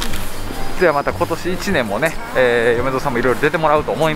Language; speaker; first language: Japanese; native; Japanese